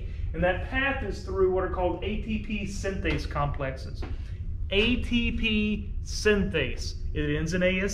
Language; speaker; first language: English; native; English